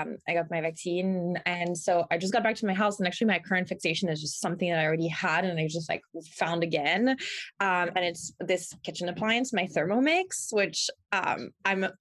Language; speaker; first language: English; non-native, fluent; French